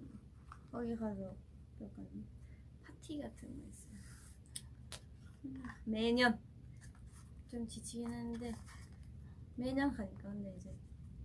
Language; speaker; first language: Korean; non-native, fluent; Thai